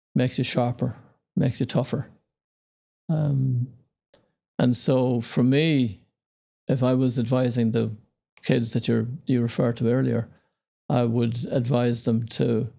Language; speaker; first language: English; native; English